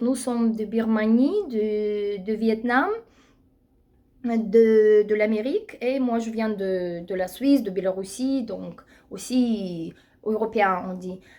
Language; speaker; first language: French; non-native, fluent; Russian